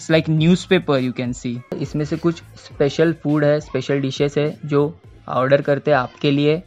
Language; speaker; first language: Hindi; non-native, local second language; Marathi